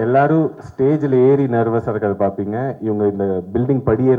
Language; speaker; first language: Tamil; native; Tamil